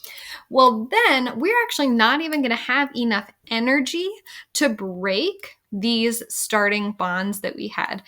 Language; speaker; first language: English; native; English